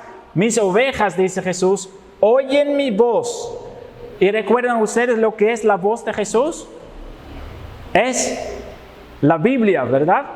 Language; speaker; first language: Spanish; non-native, fluent; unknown